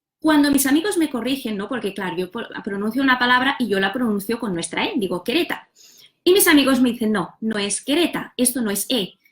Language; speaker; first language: Spanish; non-native, local second language; Catalan